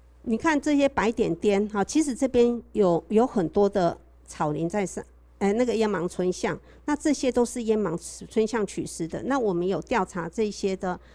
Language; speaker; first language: Chinese; native; Chinese